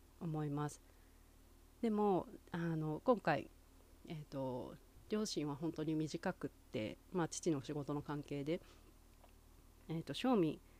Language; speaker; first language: Japanese; native; Japanese